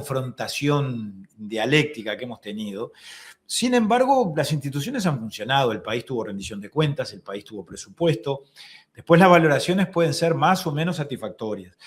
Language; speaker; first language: Spanish; native; Spanish